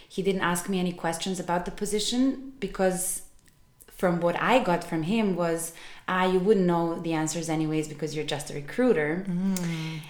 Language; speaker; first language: English; non-native, fluent; Serbian